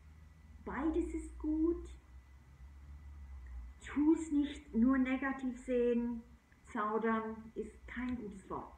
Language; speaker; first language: German; non-native, fluent; English